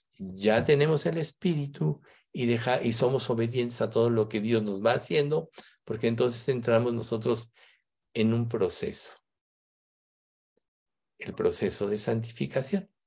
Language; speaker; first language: Spanish; native; Spanish